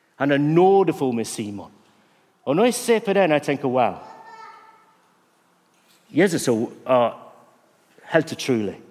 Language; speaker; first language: Norwegian; non-native, fluent; English